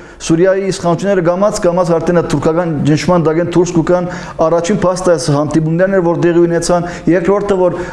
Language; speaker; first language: Armenian; early bilingual, heritage; Armenian